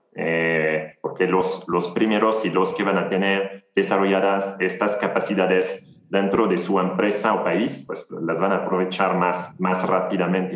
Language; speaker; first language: Spanish; non-native, fluent; French